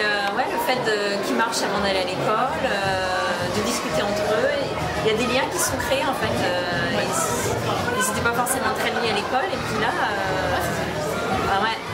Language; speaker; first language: French; native; French